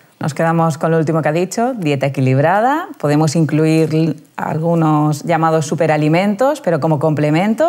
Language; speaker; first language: Spanish; native; Spanish